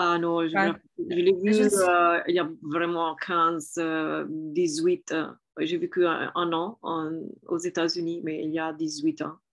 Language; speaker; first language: French; non-native, fluent; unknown